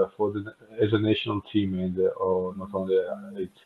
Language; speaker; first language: English; non-native, fluent; Georgian